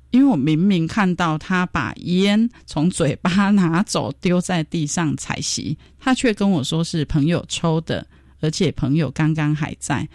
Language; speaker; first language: Chinese; native; Chinese